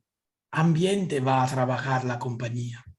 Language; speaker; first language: Spanish; non-native, learner; Italian